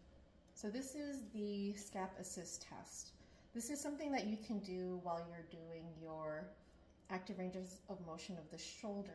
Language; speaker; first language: English; native; English